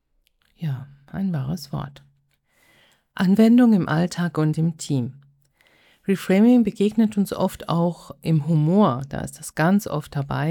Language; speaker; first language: German; native; German